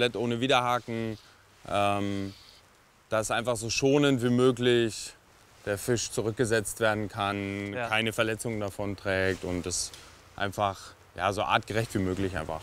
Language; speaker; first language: German; native; German